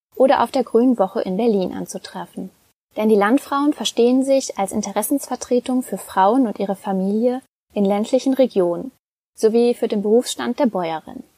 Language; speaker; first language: German; native; German